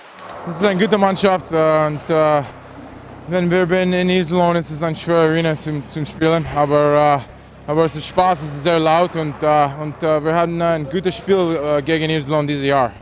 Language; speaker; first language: German; early bilingual, heritage; English